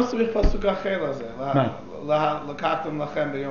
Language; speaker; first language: Hebrew; non-native, fluent; English